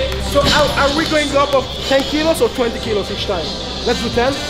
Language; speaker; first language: English; non-native, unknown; Italian